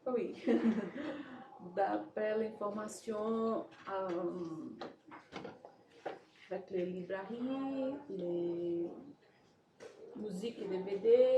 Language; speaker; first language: French; non-native, learner; Portuguese